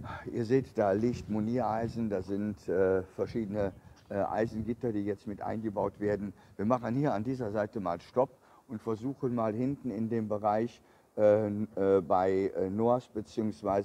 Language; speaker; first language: German; native; German